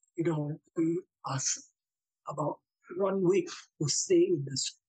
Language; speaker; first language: English; non-native, local second language; Min Nan Chinese